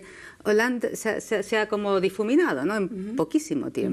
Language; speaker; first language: Spanish; native; Spanish